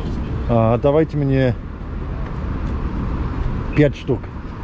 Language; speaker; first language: Russian; non-native, learner; English